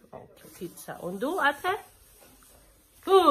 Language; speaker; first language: German; non-native, learner; Filipino